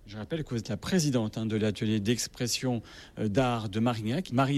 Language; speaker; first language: French; native; French